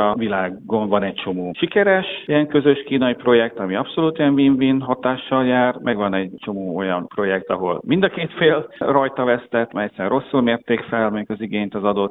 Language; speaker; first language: Hungarian; native; Hungarian